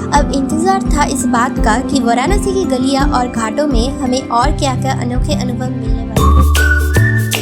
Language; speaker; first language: Hindi; non-native, local second language; Bangla